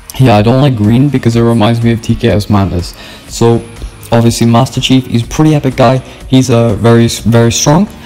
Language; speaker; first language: English; native; English